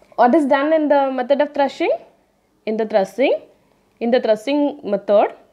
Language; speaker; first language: English; non-native, local second language; Tamil